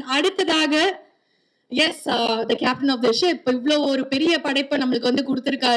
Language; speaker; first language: Tamil; native; Tamil